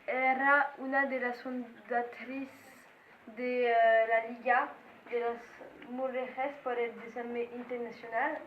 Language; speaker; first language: Spanish; non-native, learner; French